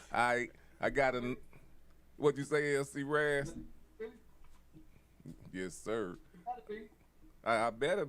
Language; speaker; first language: English; native; English